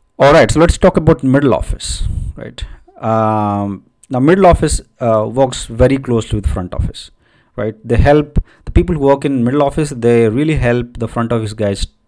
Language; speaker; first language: English; non-native, local second language; Odia